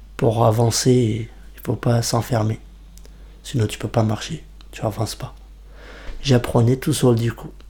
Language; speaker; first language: French; non-native, fluent; Kurdish